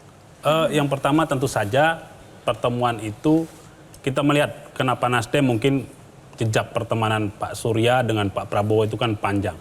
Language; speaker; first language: Indonesian; native; Indonesian